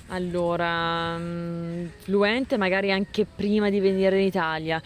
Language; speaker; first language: Italian; non-native, fluent; English